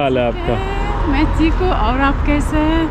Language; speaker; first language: Hindi; non-native, learner; Tajik